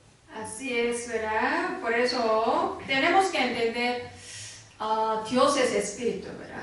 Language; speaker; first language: Spanish; non-native, learner; Korean